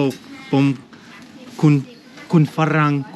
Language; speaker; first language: Thai; non-native, learner; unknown